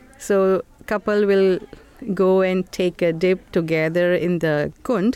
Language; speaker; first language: English; non-native, local second language; Hindi